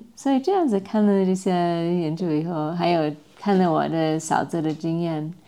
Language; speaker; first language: Chinese; non-native, fluent; English